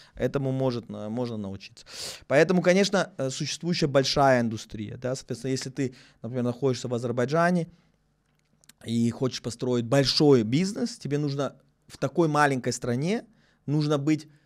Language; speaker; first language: Russian; native; Russian